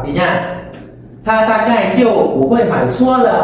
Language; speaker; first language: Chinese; non-native, fluent; Indonesian